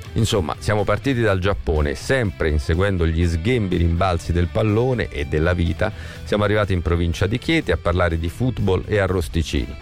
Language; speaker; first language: Italian; native; Italian